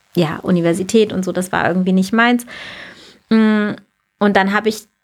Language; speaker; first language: German; native; German